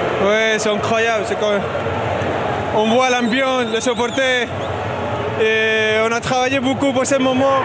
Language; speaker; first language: French; non-native, fluent; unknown